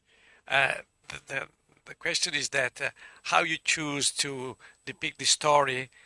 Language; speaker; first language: English; non-native, learner; Italian